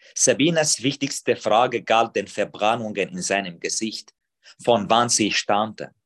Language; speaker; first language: German; non-native, fluent; Arabic